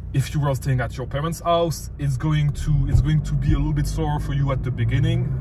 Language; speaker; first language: English; non-native, fluent; French